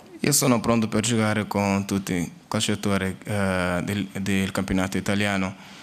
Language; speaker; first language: Italian; non-native, learner; Portuguese